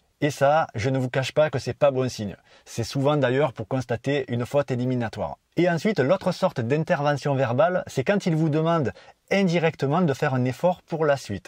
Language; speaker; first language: French; native; French